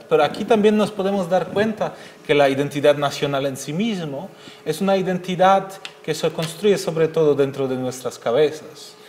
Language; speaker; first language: Spanish; non-native, fluent; German